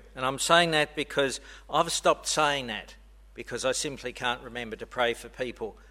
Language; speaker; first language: English; native; English